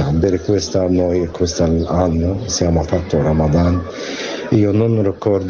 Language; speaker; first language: Italian; non-native, learner; Arabic